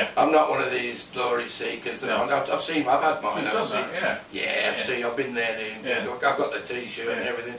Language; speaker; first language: English; native; English